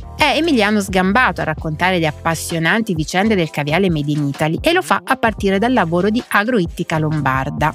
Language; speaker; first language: Italian; native; Italian